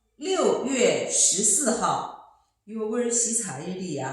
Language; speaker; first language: Korean; non-native, fluent; Chinese